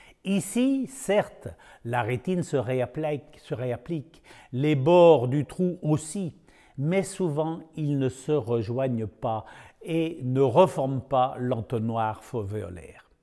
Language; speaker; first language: French; native; French